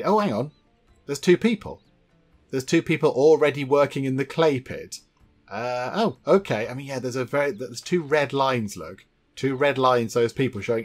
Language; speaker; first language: English; native; English